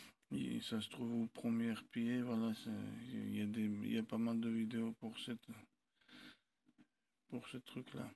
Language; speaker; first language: French; non-native, learner; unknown